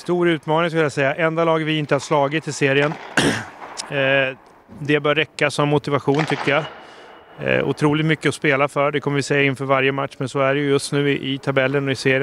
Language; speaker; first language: Swedish; native; Swedish